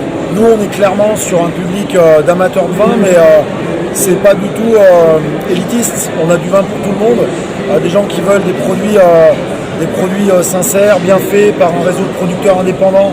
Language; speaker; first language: French; native; French